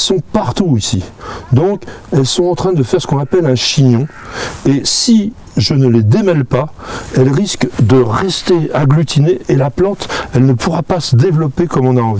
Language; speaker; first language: French; native; French